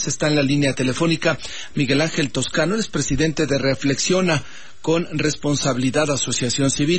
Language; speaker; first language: Spanish; native; Spanish